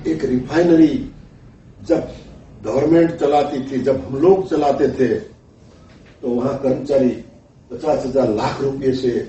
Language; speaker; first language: Hindi; non-native, local second language; Gujarati